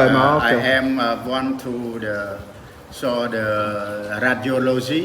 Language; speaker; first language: English; non-native, learner; Khmer